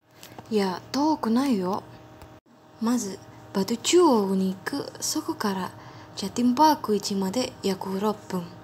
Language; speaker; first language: Japanese; non-native, learner; Indonesian